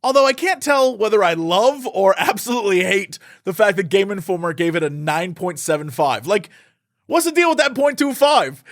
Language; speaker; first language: English; native; English